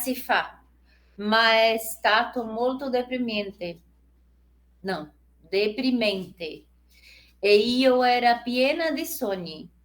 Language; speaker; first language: Italian; non-native, learner; Portuguese